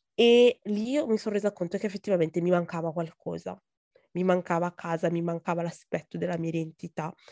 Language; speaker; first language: Italian; early bilingual, other home language; Akan